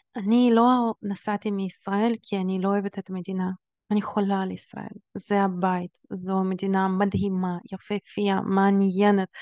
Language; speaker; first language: Hebrew; early bilingual, other home language; Russian